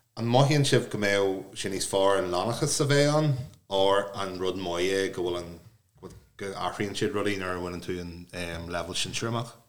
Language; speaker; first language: Irish; non-native, local second language; English